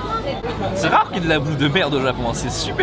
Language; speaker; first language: French; native; French